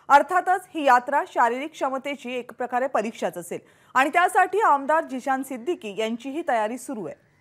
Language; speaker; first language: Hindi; non-native, local second language; Urdu